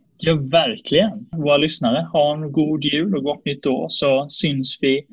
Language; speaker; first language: Swedish; native; Swedish